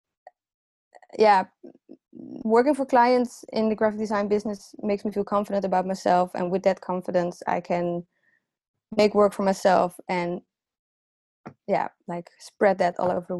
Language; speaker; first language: English; non-native, fluent; Dutch